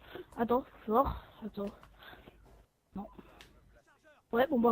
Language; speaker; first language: French; native; French